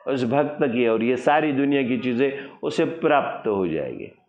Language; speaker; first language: Hindi; non-native, local second language; Marathi